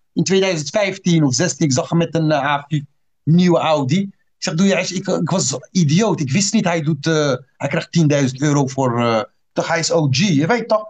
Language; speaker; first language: Dutch; early bilingual, other home language; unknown